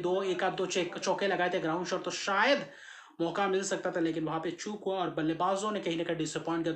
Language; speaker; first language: Hindi; native; Hindi